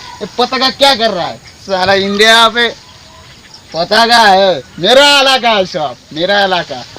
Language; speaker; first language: Hindi; non-native, local second language; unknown